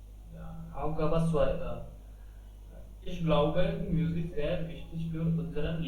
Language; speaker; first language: German; non-native, learner; Hindi